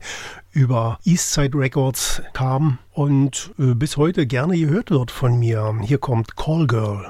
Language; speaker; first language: German; native; German